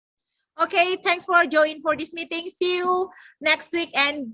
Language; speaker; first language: English; non-native, learner; Indonesian